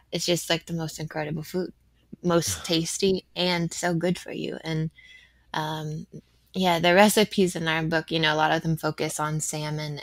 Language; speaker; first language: English; native; English